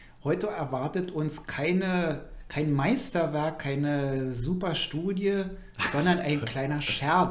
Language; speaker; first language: German; native; German